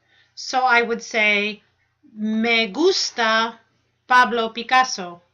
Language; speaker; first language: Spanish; non-native, fluent; English